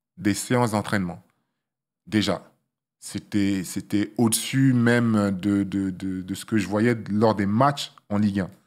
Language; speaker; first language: French; early bilingual, other home language; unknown